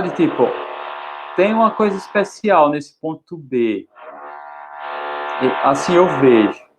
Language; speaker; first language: Portuguese; native; Portuguese